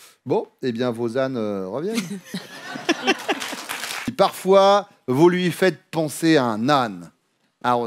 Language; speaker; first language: French; native; French